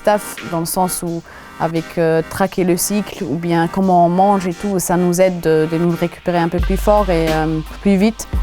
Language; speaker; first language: French; non-native, local second language; German